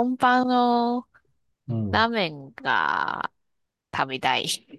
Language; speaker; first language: Japanese; non-native, learner; Chinese